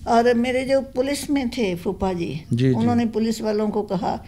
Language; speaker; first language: Hindi; non-native, local second language; Punjabi